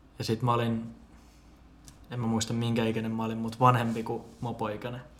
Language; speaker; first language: Finnish; native; Finnish